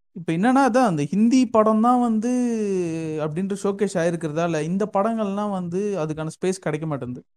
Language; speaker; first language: Tamil; native; Tamil